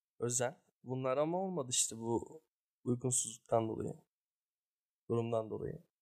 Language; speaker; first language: Turkish; early bilingual, heritage; Turkish